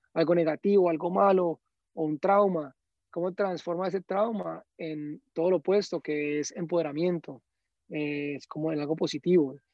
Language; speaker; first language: Spanish; native; Spanish